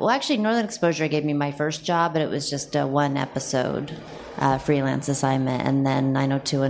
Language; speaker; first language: English; native; English